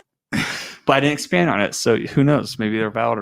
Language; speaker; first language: English; native; English